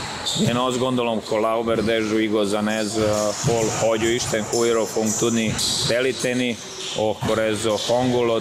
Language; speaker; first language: Hungarian; non-native, fluent; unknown